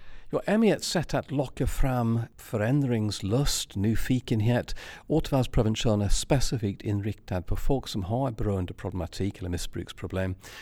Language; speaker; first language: Swedish; non-native, fluent; English